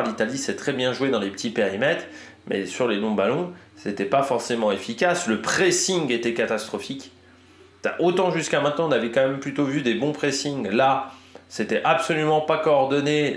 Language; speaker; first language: French; native; French